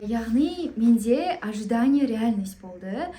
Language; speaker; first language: Russian; non-native, local second language; Kazakh